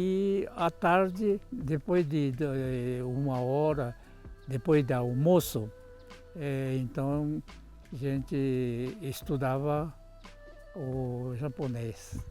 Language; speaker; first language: Portuguese; non-native, local second language; Japanese